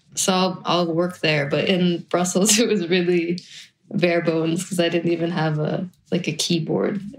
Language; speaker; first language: English; native; English